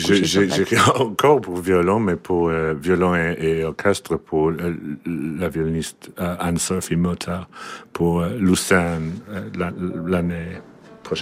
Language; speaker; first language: French; non-native, learner; English